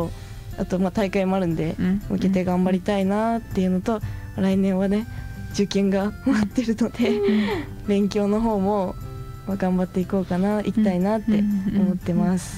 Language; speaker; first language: Japanese; native; Japanese